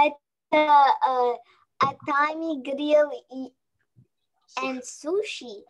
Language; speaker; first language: Russian; early bilingual, heritage; Russian